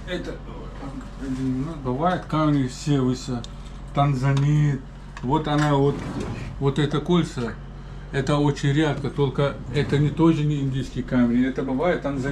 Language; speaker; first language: Russian; non-native, learner; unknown